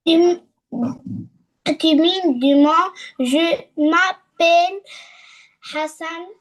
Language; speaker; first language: French; non-native, learner; Arabic